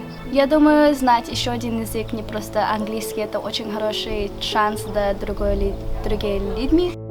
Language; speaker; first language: Russian; early bilingual, heritage; Russian